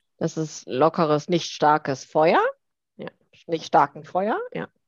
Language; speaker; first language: German; early bilingual, other home language; Korean